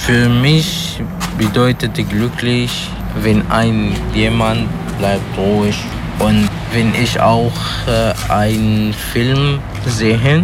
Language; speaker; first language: German; non-native, learner; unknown